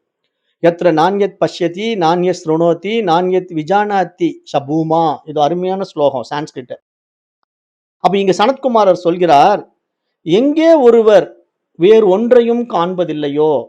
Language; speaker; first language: Tamil; native; Tamil